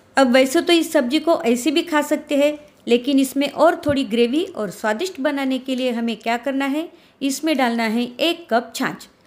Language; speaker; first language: Hindi; non-native, local second language; Marathi